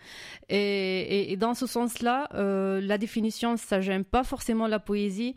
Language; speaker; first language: French; non-native, fluent; Arabic